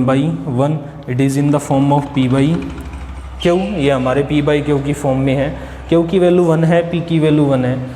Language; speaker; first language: Hindi; native; Hindi